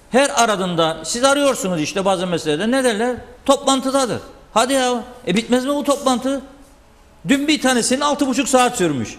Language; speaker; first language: Turkish; native; Turkish